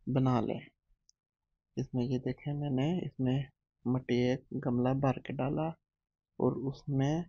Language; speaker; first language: Urdu; non-native, local second language; Punjabi